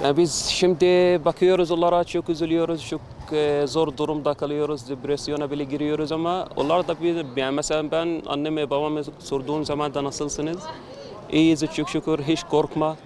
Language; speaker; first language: Turkish; non-native, fluent; Arabic